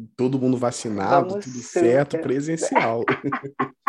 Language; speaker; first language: Portuguese; native; Portuguese